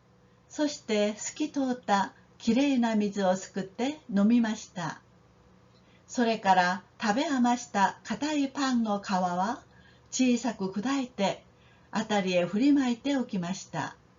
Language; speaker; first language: Japanese; non-native, fluent; Korean